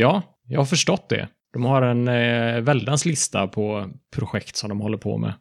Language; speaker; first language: Swedish; native; Swedish